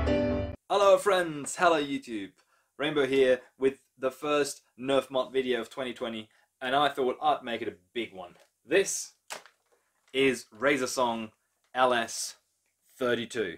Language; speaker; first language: English; non-native, fluent; German